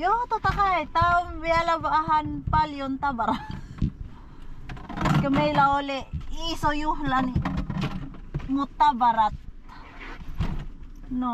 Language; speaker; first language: Finnish; non-native, learner; Filipino